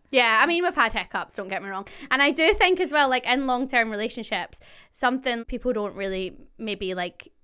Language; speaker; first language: English; native; English